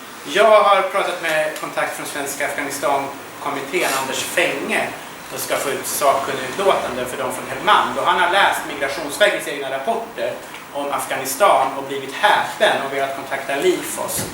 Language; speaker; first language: Swedish; native; Swedish